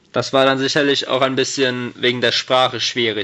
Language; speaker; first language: German; native; German